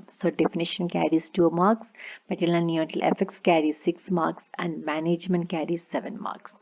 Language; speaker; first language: English; non-native, local second language; Malayalam